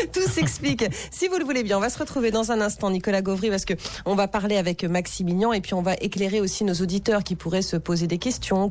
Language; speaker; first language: French; native; French